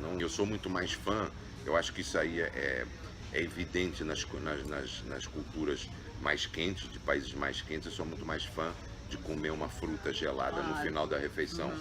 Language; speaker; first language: Portuguese; native; Portuguese